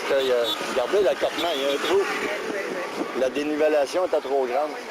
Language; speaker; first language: French; native; French